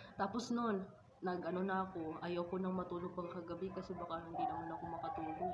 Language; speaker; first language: Filipino; non-native, local second language; Cebuano